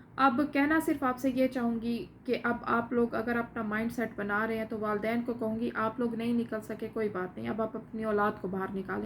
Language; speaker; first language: Urdu; non-native, local second language; Saraiki